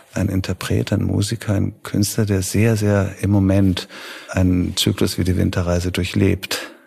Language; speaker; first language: German; native; German